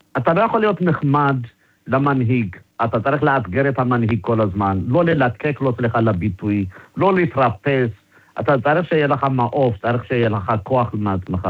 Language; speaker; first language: Hebrew; non-native, fluent; Amharic